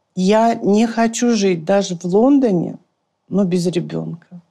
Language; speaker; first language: Russian; native; Russian